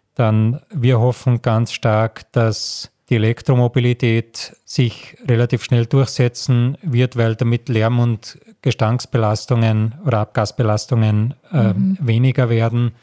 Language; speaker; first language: German; native; German